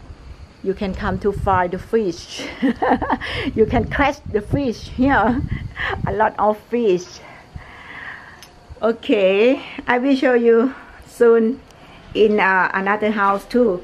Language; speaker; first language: English; non-native, learner; Thai